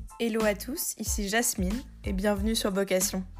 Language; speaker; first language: French; native; French